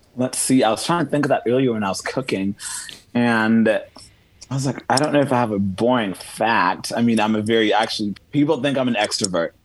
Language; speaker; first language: English; early bilingual, other home language; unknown